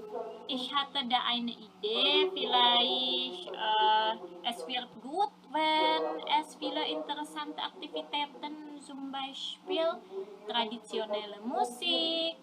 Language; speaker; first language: German; non-native, fluent; Indonesian